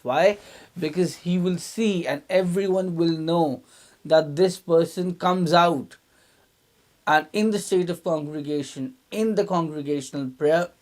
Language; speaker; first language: English; non-native, local second language; Urdu